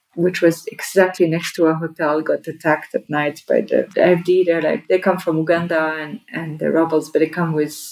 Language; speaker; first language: English; non-native, fluent; French